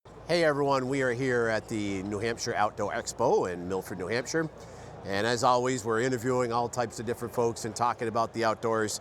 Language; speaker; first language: English; native; English